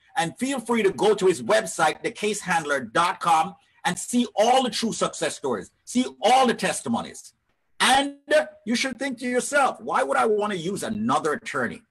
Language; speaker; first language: English; native; English